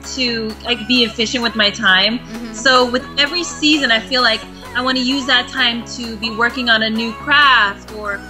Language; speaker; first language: English; native; English